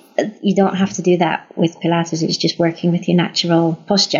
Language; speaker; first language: English; native; English